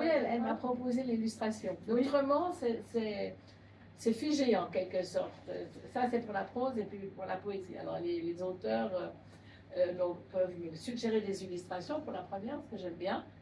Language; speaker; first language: French; native; French